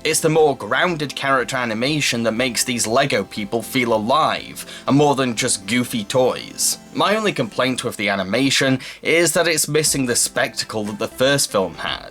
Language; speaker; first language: English; native; English